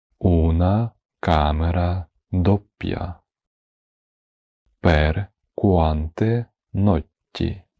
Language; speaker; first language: Italian; non-native, fluent; Ukrainian